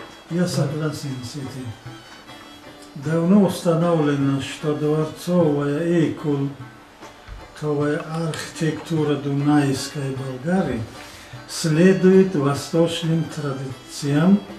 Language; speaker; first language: Russian; non-native, local second language; Tajik